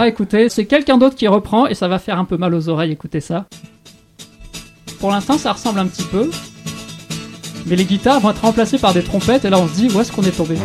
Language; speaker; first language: French; native; French